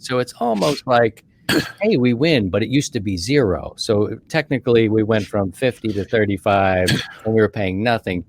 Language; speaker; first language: English; native; English